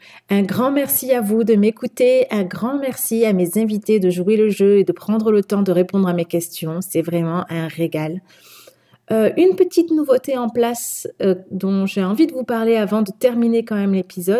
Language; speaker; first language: French; native; French